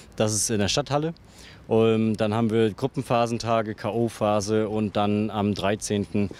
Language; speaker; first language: German; native; German